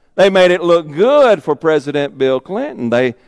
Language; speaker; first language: English; native; English